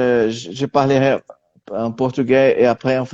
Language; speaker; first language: French; non-native, learner; Portuguese